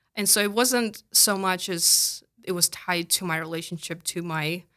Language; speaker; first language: English; non-native, fluent; Russian